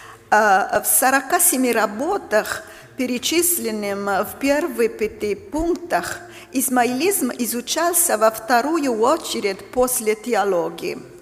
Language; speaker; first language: Russian; non-native, fluent; Italian